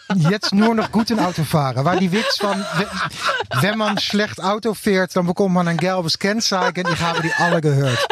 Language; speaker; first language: German; non-native, learner; Dutch